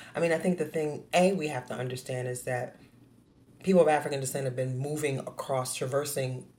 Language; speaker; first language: English; native; English